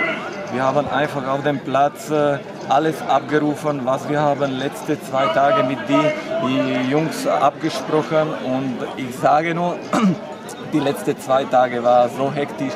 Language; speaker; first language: German; non-native, fluent; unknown